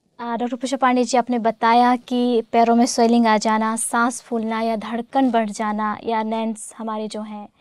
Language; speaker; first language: Hindi; native; Hindi